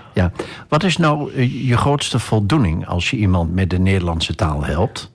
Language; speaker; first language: Dutch; native; Dutch